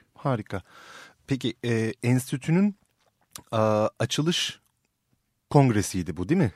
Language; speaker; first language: Turkish; native; Turkish